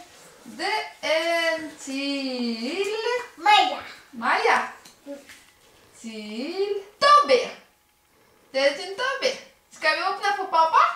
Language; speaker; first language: Swedish; non-native, fluent; Russian